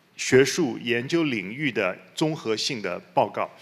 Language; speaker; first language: Chinese; native; Chinese